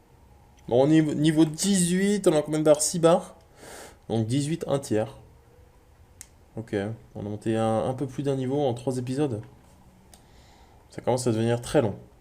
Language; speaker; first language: French; native; French